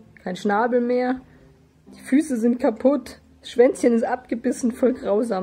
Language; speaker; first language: German; native; German